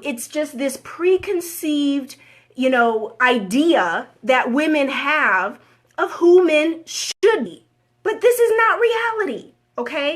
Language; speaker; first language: English; native; English